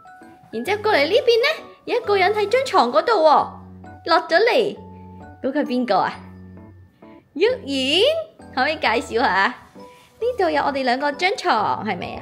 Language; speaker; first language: Cantonese; native; Cantonese